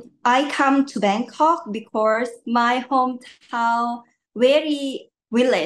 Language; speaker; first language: English; non-native, learner; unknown